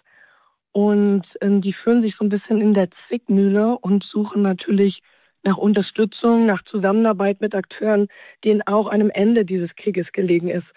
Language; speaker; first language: German; native; German